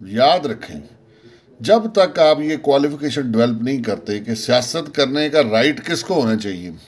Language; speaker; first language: Urdu; native; Urdu